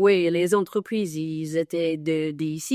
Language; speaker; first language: French; non-native, fluent; English